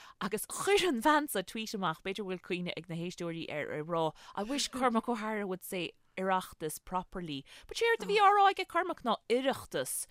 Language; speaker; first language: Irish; native; Irish